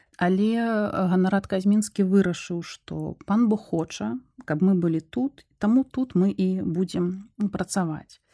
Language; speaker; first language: Belarusian; non-native, local second language; Russian